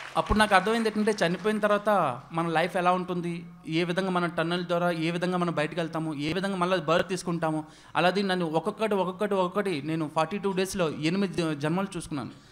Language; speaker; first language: Telugu; non-native, local second language; Odia